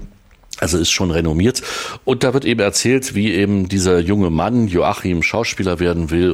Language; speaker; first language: German; native; German